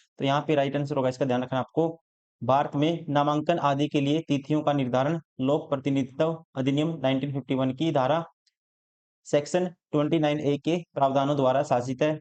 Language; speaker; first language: Hindi; native; Hindi